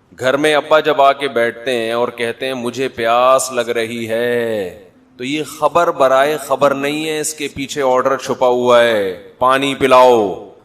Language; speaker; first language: Urdu; native; Urdu